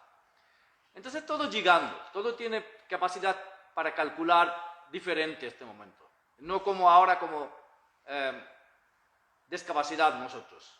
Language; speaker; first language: Spanish; non-native, learner; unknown